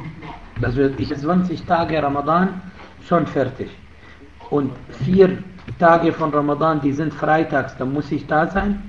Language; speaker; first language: German; non-native, fluent; Arabic